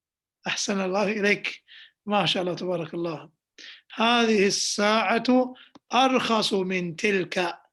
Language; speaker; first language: Arabic; non-native, fluent; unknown